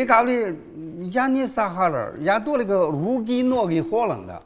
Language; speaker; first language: Russian; non-native, learner; Chinese